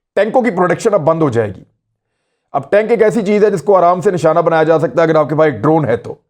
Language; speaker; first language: Urdu; non-native, local second language; Punjabi